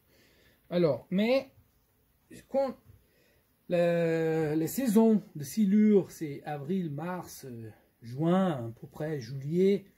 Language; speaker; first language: French; non-native, fluent; Portuguese